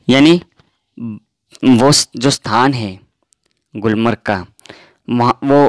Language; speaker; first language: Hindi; non-native, local second language; Gujarati